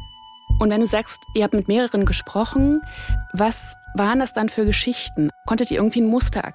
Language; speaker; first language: German; native; German